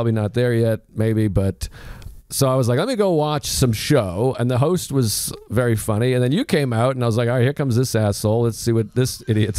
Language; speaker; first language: English; native; English